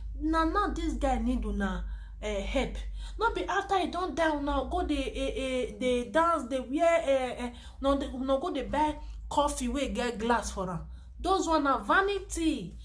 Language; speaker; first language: Nigerian Pidgin; non-native, local second language; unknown